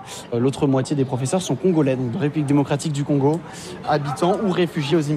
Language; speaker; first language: French; native; French